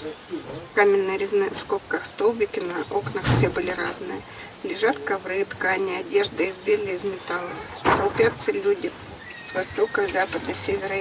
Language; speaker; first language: Russian; native; Russian